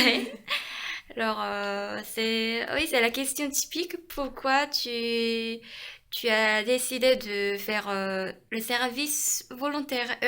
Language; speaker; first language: French; non-native, fluent; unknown